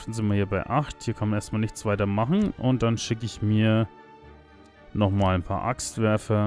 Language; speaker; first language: German; native; German